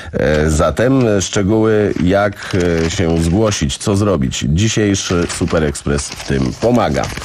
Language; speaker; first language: Polish; native; Polish